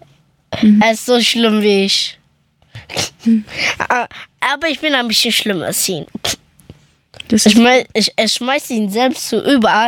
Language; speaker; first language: German; early bilingual, other home language; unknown